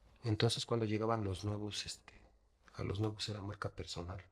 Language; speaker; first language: Spanish; native; Spanish